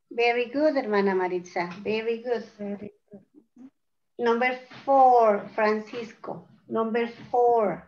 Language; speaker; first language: English; non-native, fluent; Spanish